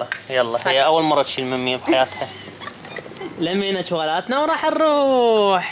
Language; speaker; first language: Arabic; native; Arabic